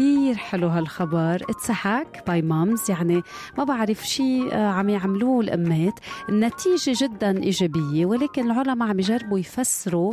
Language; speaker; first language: Arabic; native; Arabic